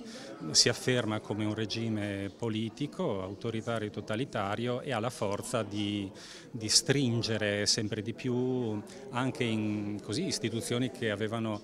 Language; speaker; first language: Italian; native; Italian